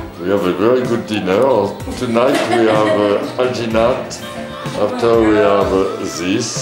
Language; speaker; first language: English; non-native, learner; Bulgarian